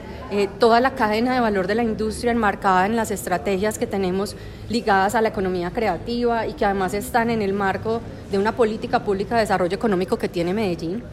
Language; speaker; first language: Spanish; native; Spanish